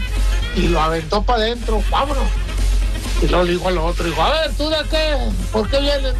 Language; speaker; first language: Spanish; native; Spanish